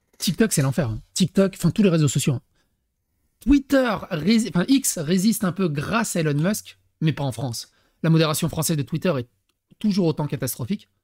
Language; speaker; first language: French; early bilingual, other home language; Serbian